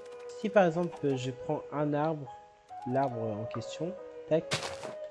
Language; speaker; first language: French; native; French